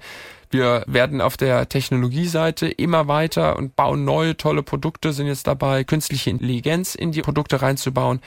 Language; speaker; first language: German; native; German